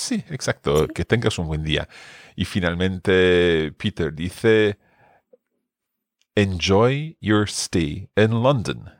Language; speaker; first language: Spanish; non-native, fluent; English